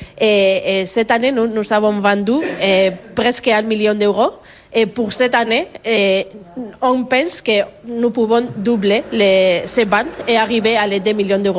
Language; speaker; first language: French; non-native, learner; Spanish